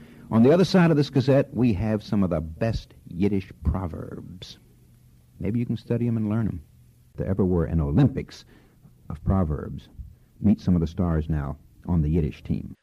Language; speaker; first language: English; native; English